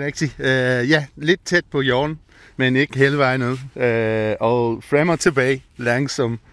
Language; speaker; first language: Danish; non-native, learner; English